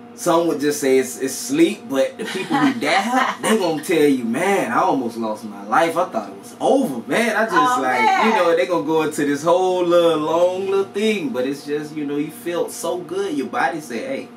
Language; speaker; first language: English; native; English